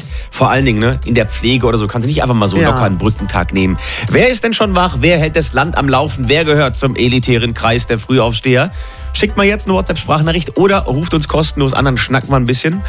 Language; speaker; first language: German; native; German